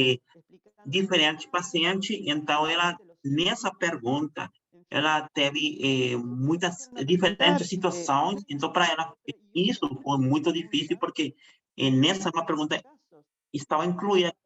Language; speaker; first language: Portuguese; non-native, fluent; Spanish